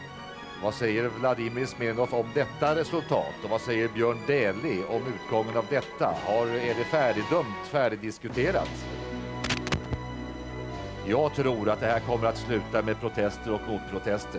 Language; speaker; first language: Swedish; native; Swedish